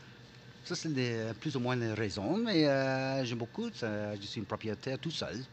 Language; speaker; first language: French; non-native, local second language; English